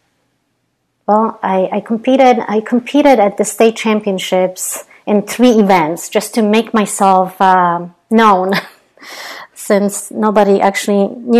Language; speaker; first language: English; non-native, fluent; Polish